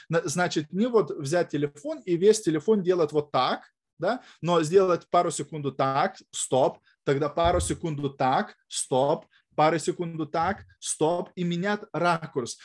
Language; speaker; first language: Russian; non-native, fluent; Lithuanian